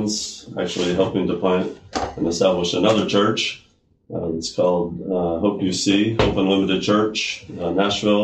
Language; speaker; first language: English; native; English